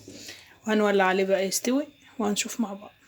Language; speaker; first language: Arabic; native; Arabic